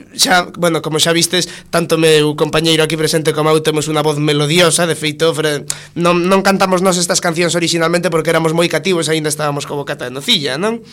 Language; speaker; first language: Galician; non-native, local second language; Spanish